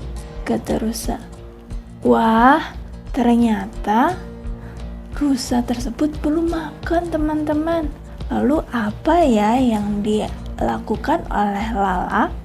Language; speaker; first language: Indonesian; native; Indonesian